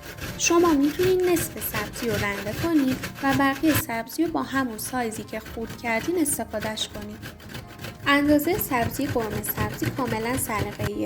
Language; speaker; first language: Persian; native; Persian